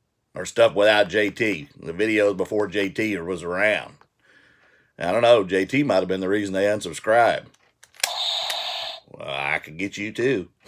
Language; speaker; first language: English; native; English